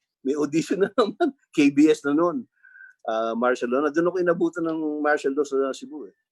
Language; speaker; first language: Filipino; native; Filipino